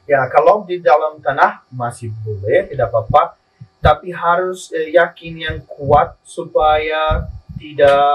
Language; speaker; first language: Indonesian; non-native, learner; Spanish